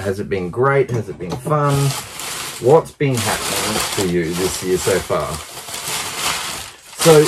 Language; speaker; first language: English; native; English